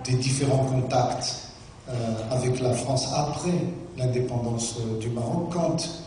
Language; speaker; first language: French; non-native, local second language; Arabic